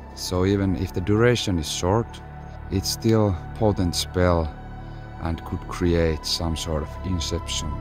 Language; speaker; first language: English; non-native, fluent; Finnish